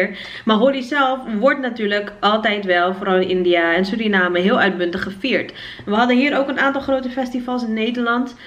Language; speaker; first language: Dutch; native; Dutch